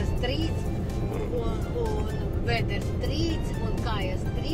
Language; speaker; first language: Latvian; non-native, local second language; Russian